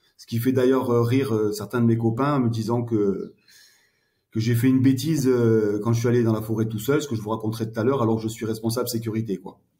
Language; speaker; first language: French; early bilingual, heritage; French